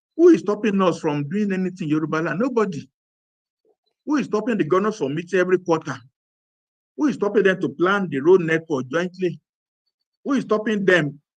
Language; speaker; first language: English; non-native, local second language; Yoruba